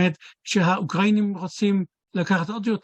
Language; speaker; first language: Hebrew; non-native, fluent; Dutch